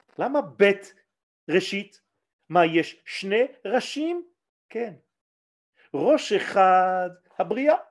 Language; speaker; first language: Hebrew; non-native, fluent; French